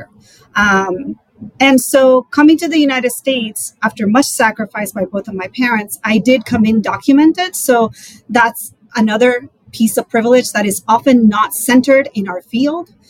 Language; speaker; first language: English; non-native, fluent; Spanish